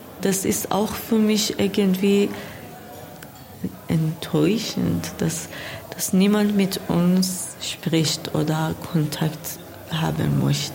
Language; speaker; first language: German; non-native, learner; Persian